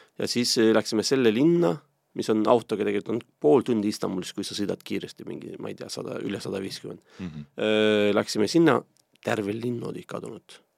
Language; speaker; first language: Estonian; non-native, fluent; Turkish